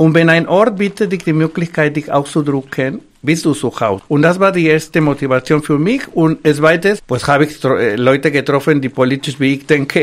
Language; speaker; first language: German; non-native, fluent; Spanish